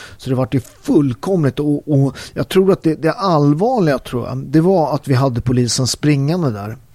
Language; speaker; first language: Swedish; early bilingual, other home language; Italian